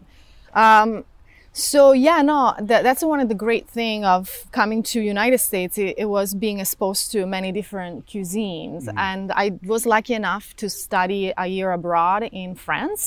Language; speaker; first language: English; non-native, fluent; Italian